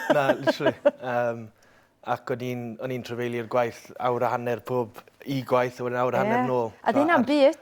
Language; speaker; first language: Welsh; native; Welsh